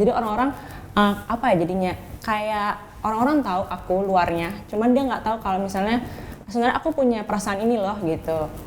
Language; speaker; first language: Indonesian; native; Indonesian